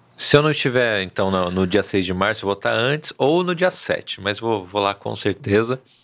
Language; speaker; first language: Portuguese; native; Portuguese